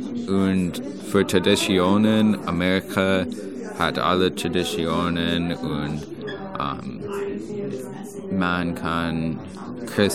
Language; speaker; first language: German; non-native, learner; English